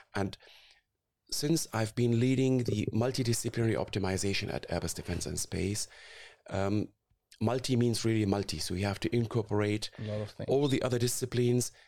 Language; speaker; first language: English; non-native, fluent; Arabic